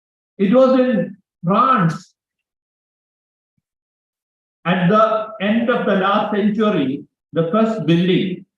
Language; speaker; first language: English; non-native, local second language; Malayalam